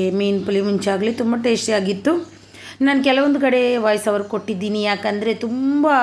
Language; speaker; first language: Kannada; non-native, local second language; Tulu